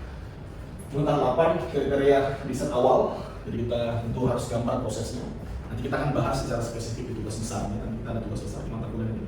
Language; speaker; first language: Indonesian; native; Indonesian